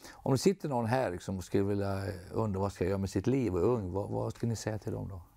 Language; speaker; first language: Swedish; native; Swedish